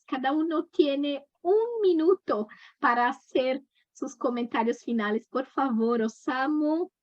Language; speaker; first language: Spanish; non-native, learner; Portuguese